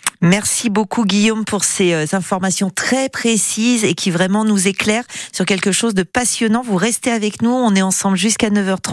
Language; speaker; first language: French; native; French